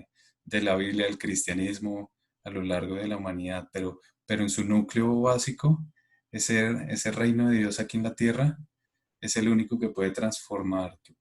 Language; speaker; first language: Spanish; native; Spanish